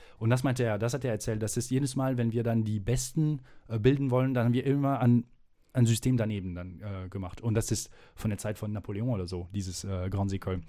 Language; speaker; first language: German; non-native, fluent; French